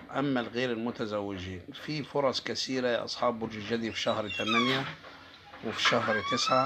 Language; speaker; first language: Arabic; native; Arabic